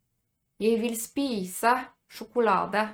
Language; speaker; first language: Norwegian; non-native, fluent; Polish